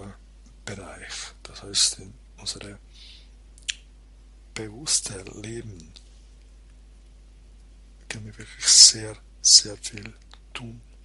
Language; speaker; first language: German; non-native, fluent; Croatian